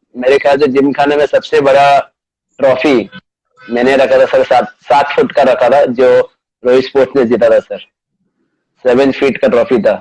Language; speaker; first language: Hindi; non-native, local second language; Marathi